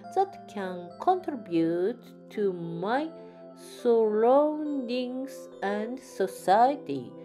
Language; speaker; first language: English; non-native, learner; Japanese